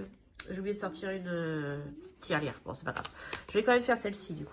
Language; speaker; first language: French; native; French